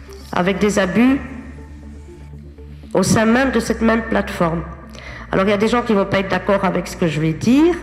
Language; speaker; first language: French; native; French